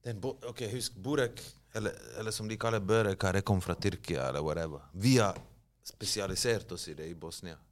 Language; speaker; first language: Norwegian; early bilingual, other home language; Bosnian